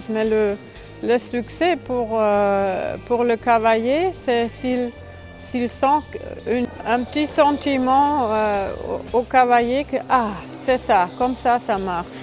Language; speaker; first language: French; non-native, fluent; German